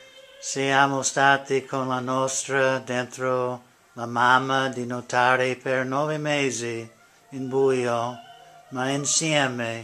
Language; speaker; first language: Italian; non-native, learner; English